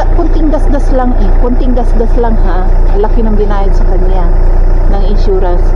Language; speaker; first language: Filipino; native; Filipino